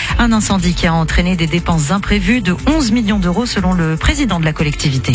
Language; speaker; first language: French; native; French